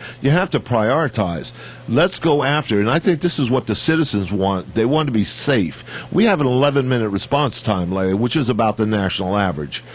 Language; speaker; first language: English; native; English